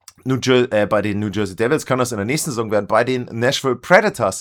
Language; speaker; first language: German; native; German